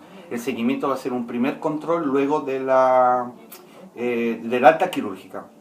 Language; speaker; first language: Spanish; native; Spanish